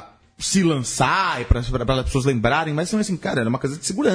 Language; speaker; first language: Portuguese; native; Portuguese